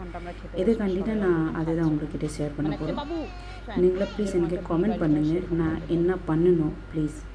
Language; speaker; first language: Tamil; non-native, local second language; Bangla